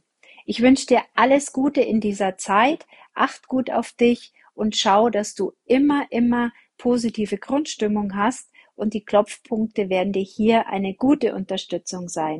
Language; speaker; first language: German; native; German